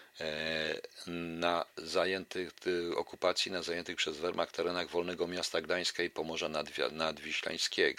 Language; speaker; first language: Polish; native; Polish